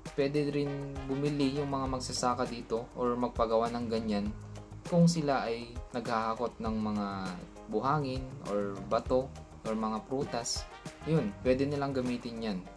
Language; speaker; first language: Filipino; non-native, local second language; Iloko